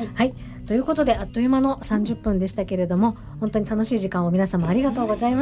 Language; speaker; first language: Japanese; native; Japanese